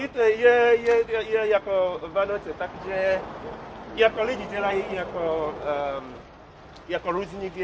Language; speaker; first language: Czech; non-native, learner; English